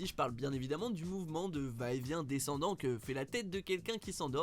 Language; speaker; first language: French; native; French